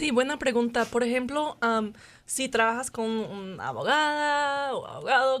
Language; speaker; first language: Spanish; non-native, learner; English